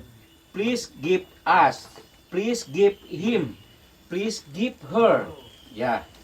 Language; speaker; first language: English; non-native, learner; Sundanese